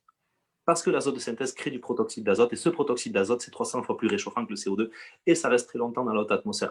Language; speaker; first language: French; native; French